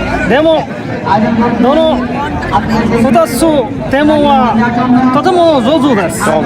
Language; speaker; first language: Japanese; non-native, learner; Bangla